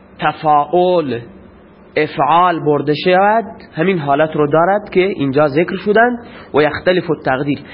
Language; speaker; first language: Persian; non-native, local second language; Baluchi